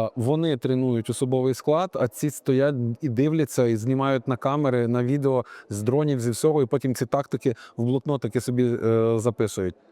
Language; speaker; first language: Ukrainian; native; Ukrainian